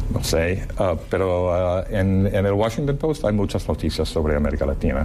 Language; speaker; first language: Spanish; non-native, fluent; English